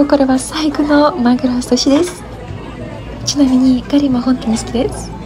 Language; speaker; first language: Japanese; non-native, fluent; Russian